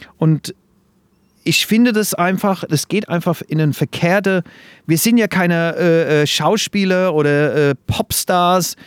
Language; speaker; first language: German; non-native, fluent; English